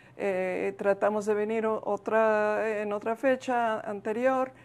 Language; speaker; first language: Spanish; early bilingual, heritage; Spanish